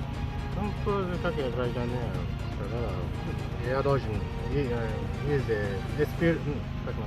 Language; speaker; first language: Russian; non-native, learner; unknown